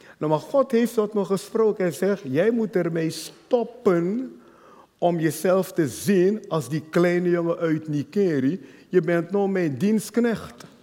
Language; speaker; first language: Dutch; non-native, fluent; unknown